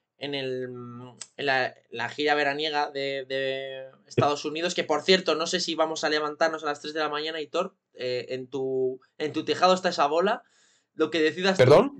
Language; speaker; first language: Spanish; native; Spanish